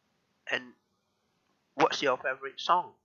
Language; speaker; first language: English; non-native, learner; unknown